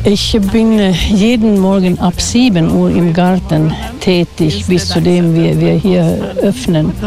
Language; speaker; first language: German; non-native, fluent; Swedish